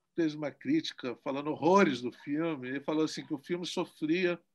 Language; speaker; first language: Portuguese; native; Portuguese